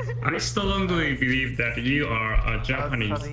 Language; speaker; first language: English; non-native, learner; Japanese